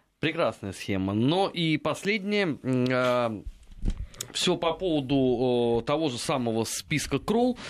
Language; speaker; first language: Russian; native; Russian